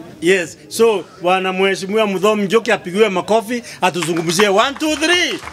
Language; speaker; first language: Swahili; non-native, local second language; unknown